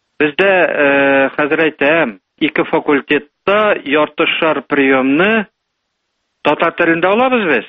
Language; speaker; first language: Tatar; native; Tatar